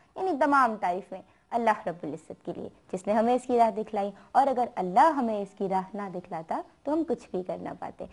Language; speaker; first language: Urdu; native; Urdu